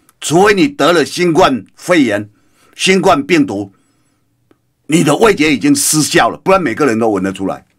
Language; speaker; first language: Chinese; native; Chinese